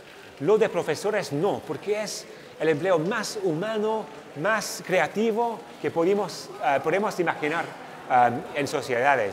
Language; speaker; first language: Spanish; non-native, fluent; English